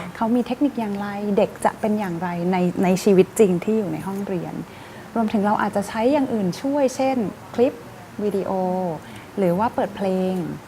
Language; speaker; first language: Thai; native; Thai